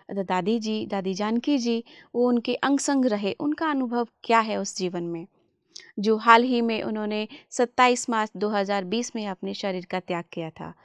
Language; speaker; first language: Hindi; native; Hindi